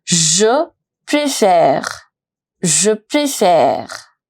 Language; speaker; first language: French; non-native, fluent; Hindi